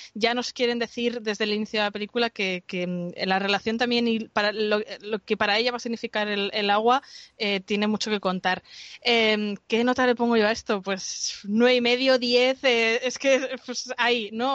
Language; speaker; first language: Spanish; native; Spanish